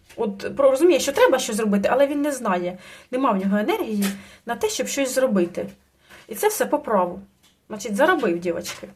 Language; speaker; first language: Ukrainian; non-native, local second language; Russian